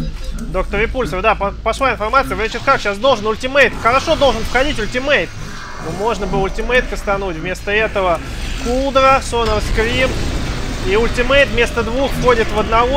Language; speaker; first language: Russian; native; Russian